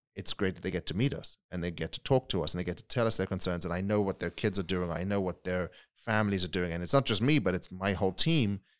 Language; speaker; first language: English; native; English